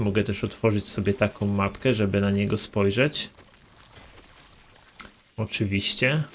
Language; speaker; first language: Polish; native; Polish